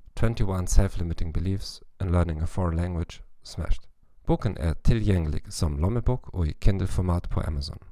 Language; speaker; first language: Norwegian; non-native, learner; German